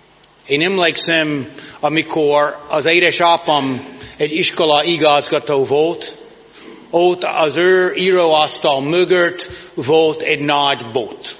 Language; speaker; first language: Hungarian; non-native, learner; English